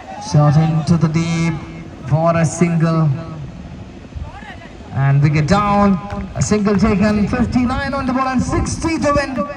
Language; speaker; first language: English; non-native, local second language; Malayalam